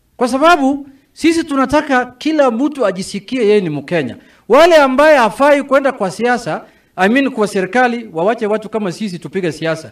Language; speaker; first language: Swahili; non-native, local second language; Somali